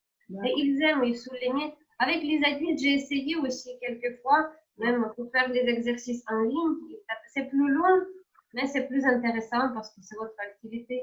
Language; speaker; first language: French; non-native, fluent; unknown